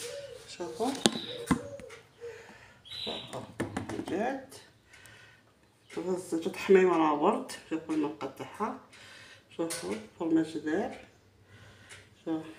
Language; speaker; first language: Arabic; native; Arabic